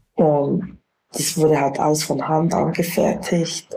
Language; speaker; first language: German; native; German